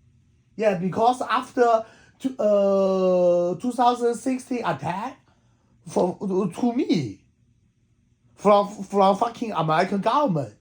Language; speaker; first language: English; non-native, learner; Chinese